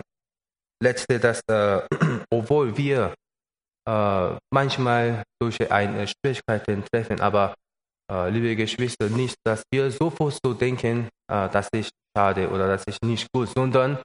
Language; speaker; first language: German; non-native, learner; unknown